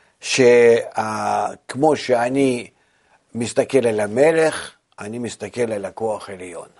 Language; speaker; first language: Hebrew; non-native, fluent; Russian